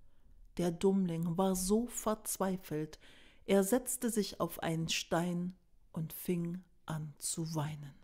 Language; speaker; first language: German; native; German